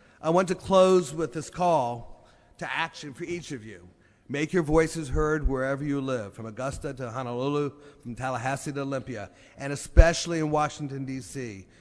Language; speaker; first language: English; native; English